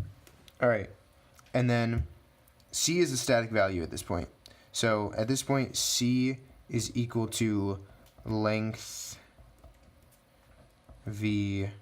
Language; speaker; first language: English; native; English